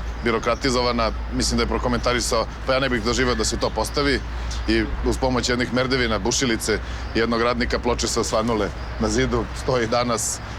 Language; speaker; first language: Bosnian; native; Bosnian